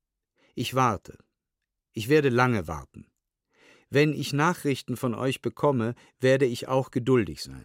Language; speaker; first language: German; native; German